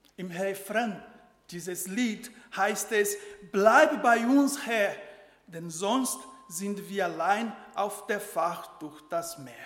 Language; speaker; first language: German; non-native, fluent; Portuguese